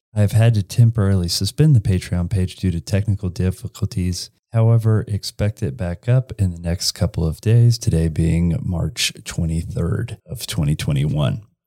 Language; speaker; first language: English; native; English